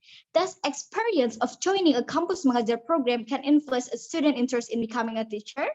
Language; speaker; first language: English; non-native, learner; Indonesian